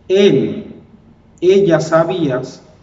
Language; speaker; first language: Spanish; non-native, fluent; Haitian Creole